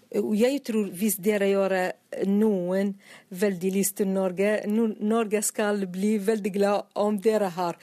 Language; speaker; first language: Norwegian; non-native, learner; Arabic